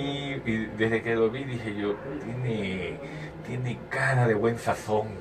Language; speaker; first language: Spanish; native; Spanish